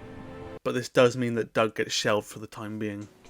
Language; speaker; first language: English; native; English